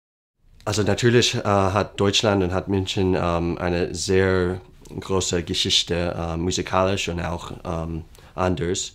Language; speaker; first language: German; non-native, fluent; English